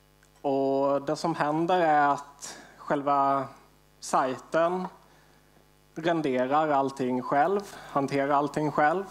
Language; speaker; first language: Swedish; native; Swedish